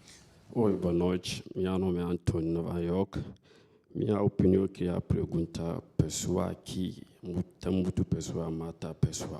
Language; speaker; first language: Portuguese; non-native, learner; English